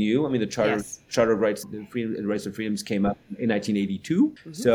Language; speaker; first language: English; native; English